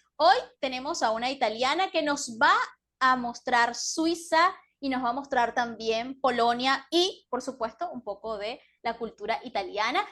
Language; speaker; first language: Spanish; native; Spanish